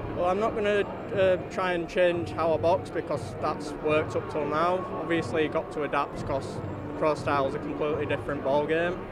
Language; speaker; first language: English; native; English